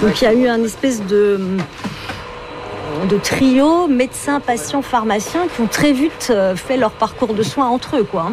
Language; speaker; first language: French; native; French